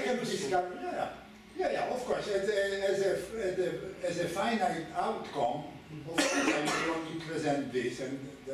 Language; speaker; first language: English; non-native, fluent; Polish